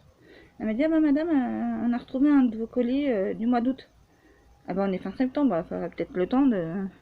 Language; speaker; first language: French; native; French